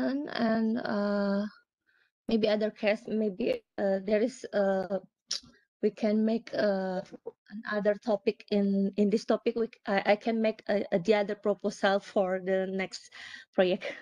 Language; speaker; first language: English; non-native, learner; Indonesian